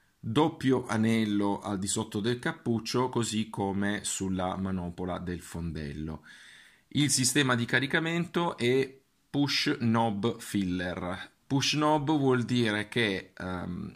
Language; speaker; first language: Italian; native; Italian